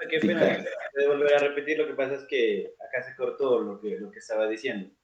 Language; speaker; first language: Spanish; native; Spanish